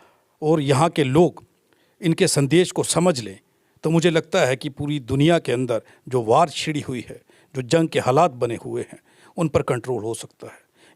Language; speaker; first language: Hindi; non-native, local second language; Punjabi